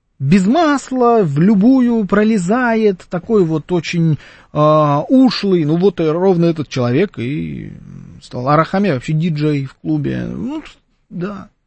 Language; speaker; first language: Russian; native; Russian